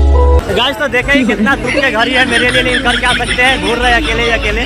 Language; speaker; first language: Hindi; native; Hindi